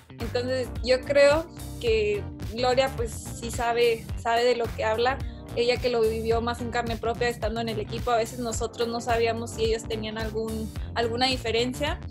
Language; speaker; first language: Spanish; native; Spanish